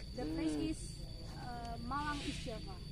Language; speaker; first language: English; non-native, learner; Indonesian